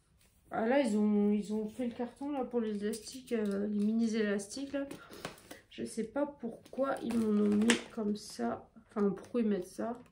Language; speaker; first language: French; native; French